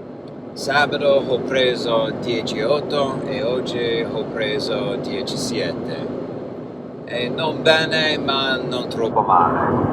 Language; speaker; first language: Italian; non-native, learner; English